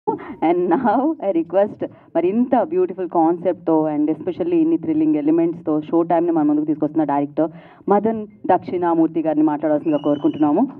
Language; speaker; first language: Telugu; native; Telugu